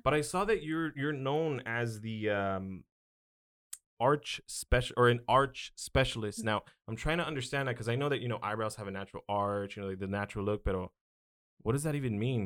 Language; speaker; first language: English; early bilingual, other home language; Spanish